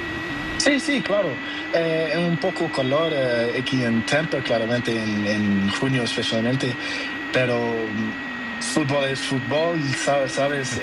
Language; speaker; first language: Spanish; non-native, learner; Portuguese